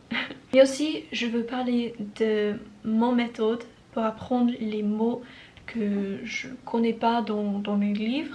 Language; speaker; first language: French; non-native, learner; English